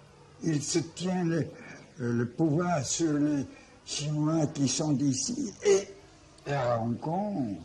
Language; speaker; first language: French; non-native, learner; Chinese